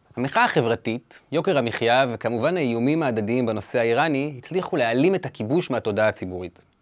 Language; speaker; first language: Hebrew; native; Hebrew